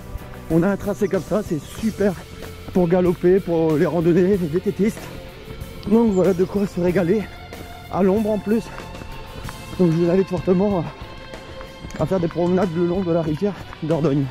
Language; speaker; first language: French; native; French